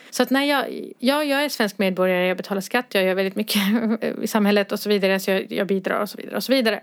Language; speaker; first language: Swedish; early bilingual, other home language; Arabic